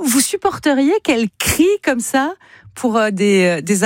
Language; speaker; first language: French; native; French